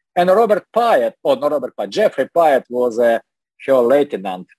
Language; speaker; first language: English; non-native, learner; Russian